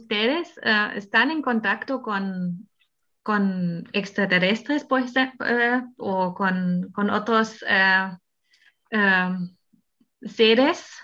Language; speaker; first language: Spanish; non-native, fluent; German